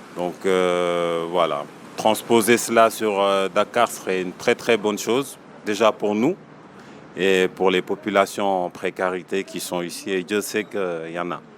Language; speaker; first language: French; non-native, local second language; Wolof